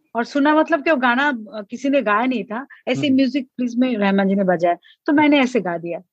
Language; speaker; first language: Hindi; non-native, local second language; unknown